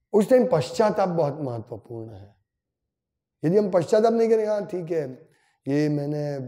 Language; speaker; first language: Hindi; non-native, local second language; Gujarati